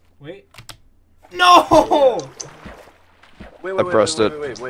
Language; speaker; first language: English; native; English